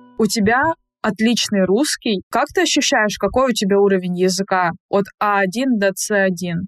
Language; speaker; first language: Russian; native; Russian